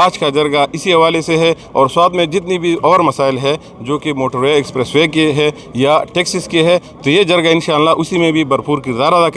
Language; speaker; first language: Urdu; non-native, local second language; Pashto